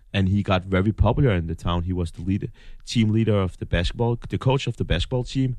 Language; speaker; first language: English; non-native, fluent; Danish